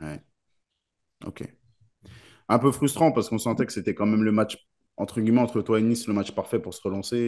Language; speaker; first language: French; native; French